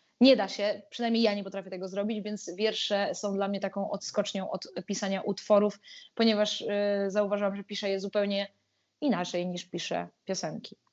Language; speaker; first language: Polish; native; Polish